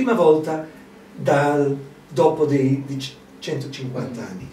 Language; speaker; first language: Italian; non-native, fluent; English